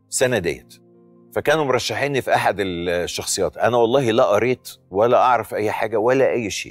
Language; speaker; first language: Arabic; native; Arabic